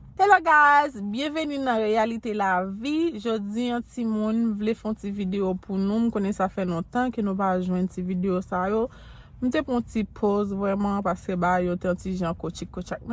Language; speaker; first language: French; non-native, learner; Haitian Creole